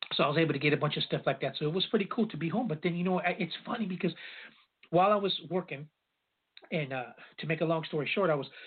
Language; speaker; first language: English; native; English